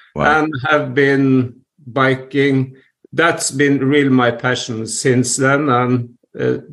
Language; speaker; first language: English; non-native, fluent; Norwegian